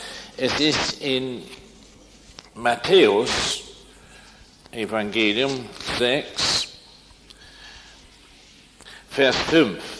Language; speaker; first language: German; non-native, fluent; English